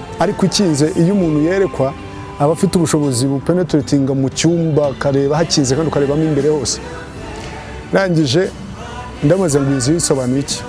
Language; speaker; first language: Kinyarwanda; early bilingual, heritage; Kinyarwanda